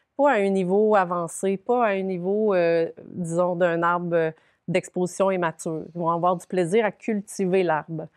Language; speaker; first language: French; native; French